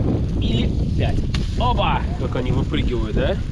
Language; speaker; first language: Russian; native; Russian